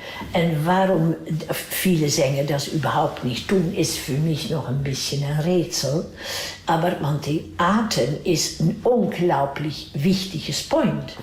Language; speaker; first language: German; non-native, fluent; Dutch